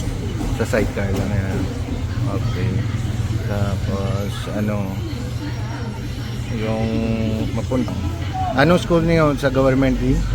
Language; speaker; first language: Filipino; non-native, local second language; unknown